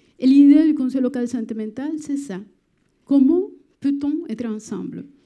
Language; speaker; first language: French; non-native, fluent; Spanish